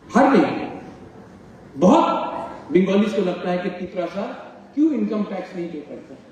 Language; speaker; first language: Hindi; non-native, local second language; Bangla